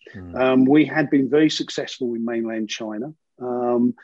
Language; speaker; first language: English; native; English